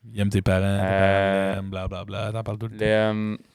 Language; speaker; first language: French; native; French